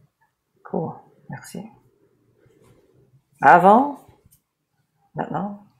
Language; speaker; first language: French; non-native, learner; English